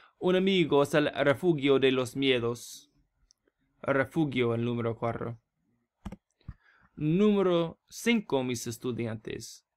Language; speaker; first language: Spanish; non-native, learner; English